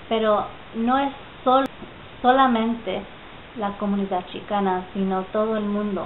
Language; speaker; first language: Spanish; early bilingual, heritage; Spanish